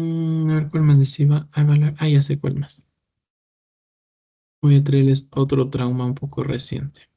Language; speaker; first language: Spanish; native; Spanish